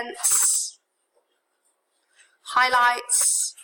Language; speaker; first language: English; native; English